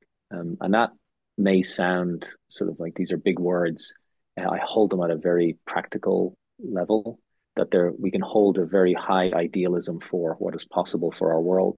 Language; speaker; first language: English; native; English